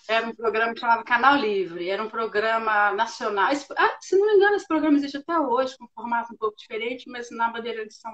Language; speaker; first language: Portuguese; native; Portuguese